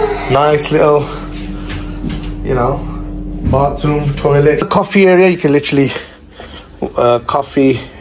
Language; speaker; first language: English; early bilingual, other home language; Hindi